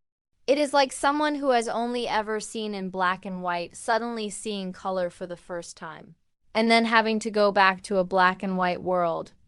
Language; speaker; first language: English; native; English